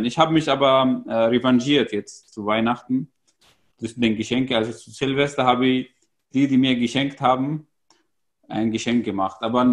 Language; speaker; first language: German; non-native, fluent; Arabic